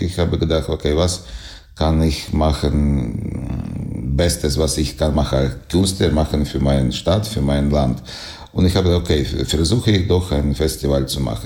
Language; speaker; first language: German; non-native, learner; Ukrainian